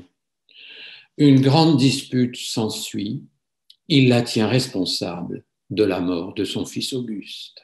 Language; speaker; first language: French; native; French